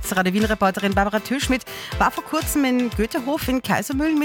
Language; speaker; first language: German; native; German